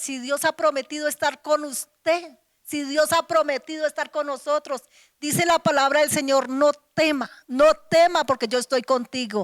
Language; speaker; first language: Spanish; native; Spanish